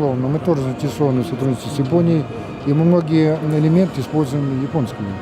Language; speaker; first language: Russian; native; Russian